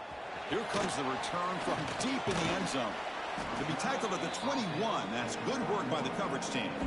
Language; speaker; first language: English; native; English